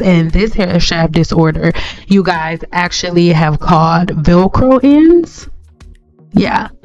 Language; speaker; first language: English; native; English